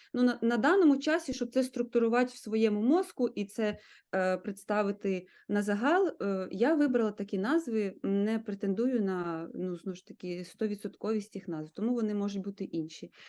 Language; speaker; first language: Ukrainian; native; Ukrainian